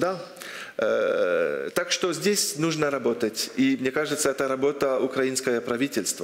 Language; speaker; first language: Russian; non-native, fluent; French